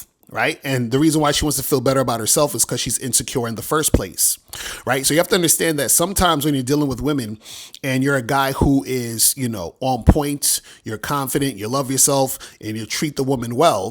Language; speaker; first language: English; native; English